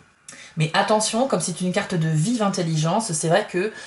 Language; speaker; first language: French; native; French